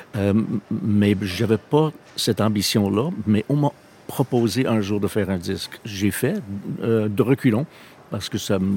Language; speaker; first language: French; non-native, local second language; English